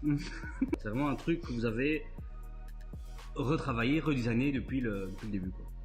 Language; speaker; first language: French; native; French